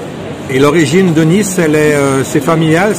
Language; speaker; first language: French; native; French